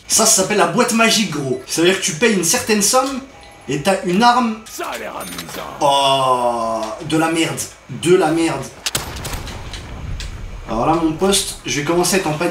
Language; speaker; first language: French; native; French